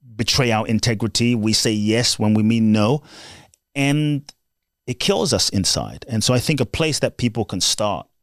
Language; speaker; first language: English; native; English